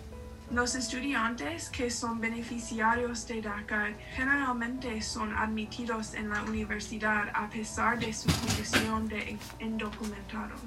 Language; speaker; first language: Spanish; non-native, learner; English